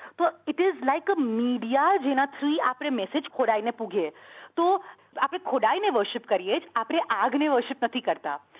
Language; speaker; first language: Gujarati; early bilingual, heritage; Gujarati